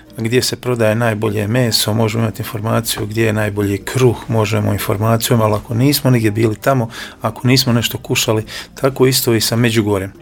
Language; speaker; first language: Croatian; native; Croatian